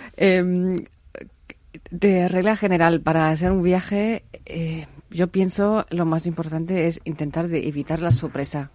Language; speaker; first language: Spanish; non-native, fluent; German